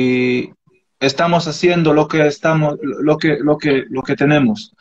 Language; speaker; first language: Spanish; non-native, learner; Arabic